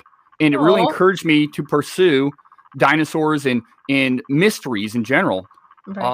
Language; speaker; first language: English; native; English